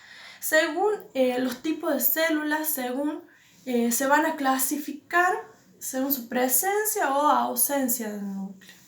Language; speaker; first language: Spanish; native; Spanish